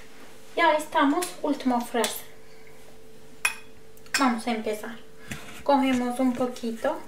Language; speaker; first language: Spanish; non-native, learner; Turkish